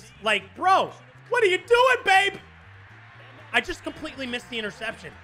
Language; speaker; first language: English; native; English